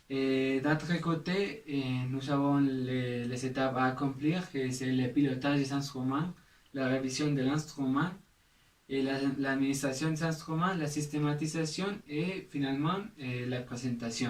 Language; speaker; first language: French; non-native, learner; Spanish